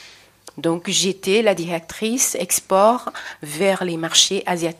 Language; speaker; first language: French; non-native, fluent; Chinese